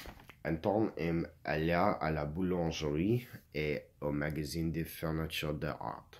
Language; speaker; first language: French; non-native, learner; English